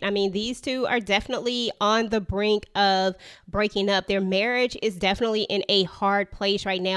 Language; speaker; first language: English; native; English